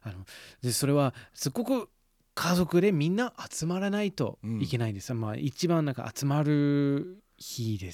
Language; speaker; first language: Japanese; non-native, fluent; English